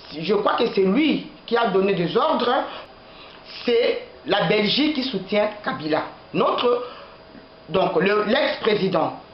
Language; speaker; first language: French; non-native, local second language; Lingala